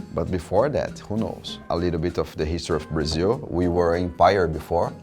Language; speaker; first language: Turkish; non-native, learner; Portuguese